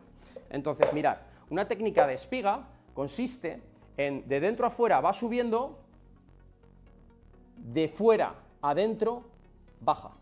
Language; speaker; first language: Spanish; native; Spanish